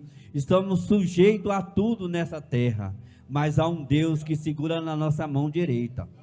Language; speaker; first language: Portuguese; native; Portuguese